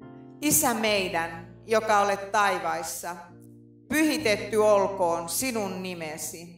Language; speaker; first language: Finnish; native; Finnish